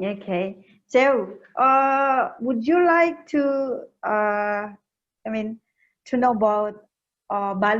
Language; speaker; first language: English; non-native, learner; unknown